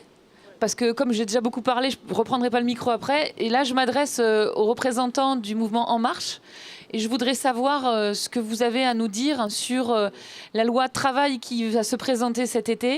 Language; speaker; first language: French; native; French